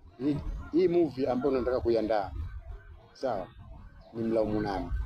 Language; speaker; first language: Swahili; native; Swahili